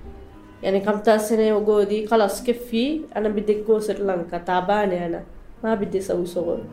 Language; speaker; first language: Arabic; non-native, learner; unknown